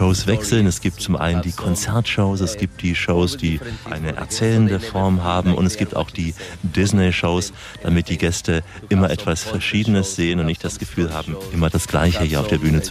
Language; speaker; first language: German; native; German